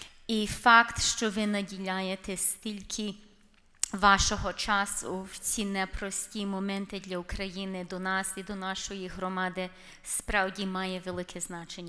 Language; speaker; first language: Ukrainian; early bilingual, heritage; Ukrainian